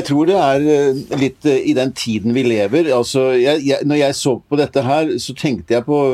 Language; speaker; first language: Norwegian; native; Norwegian